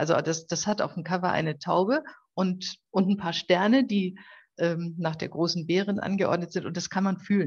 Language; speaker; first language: German; native; German